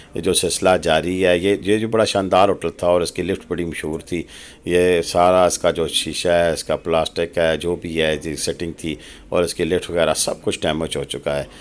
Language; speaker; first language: Urdu; non-native, local second language; Pahari-Potwari